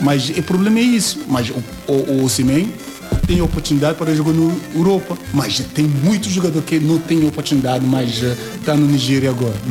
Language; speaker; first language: Portuguese; non-native, learner; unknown